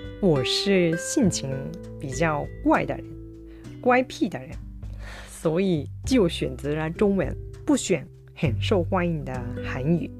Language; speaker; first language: Chinese; non-native, fluent; Japanese